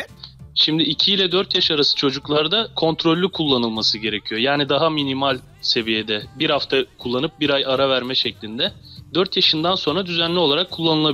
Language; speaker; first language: Turkish; native; Turkish